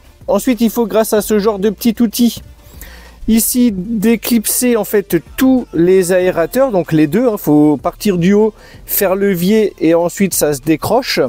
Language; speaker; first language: French; native; French